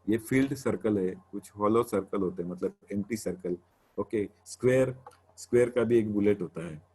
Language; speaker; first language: Hindi; non-native, local second language; Marathi